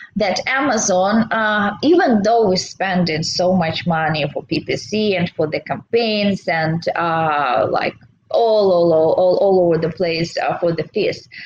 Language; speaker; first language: English; non-native, fluent; Russian